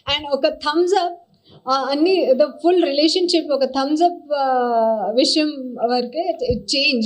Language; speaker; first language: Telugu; non-native, learner; Hindi